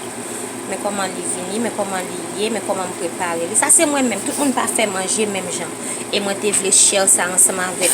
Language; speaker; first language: French; non-native, local second language; Haitian Creole